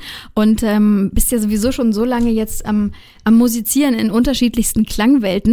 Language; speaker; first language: German; native; German